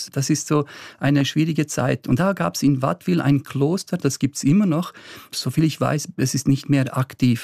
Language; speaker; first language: German; early bilingual, other home language; Bosnian